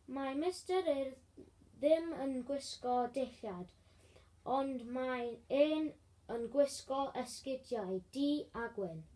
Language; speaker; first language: Welsh; non-native, local second language; English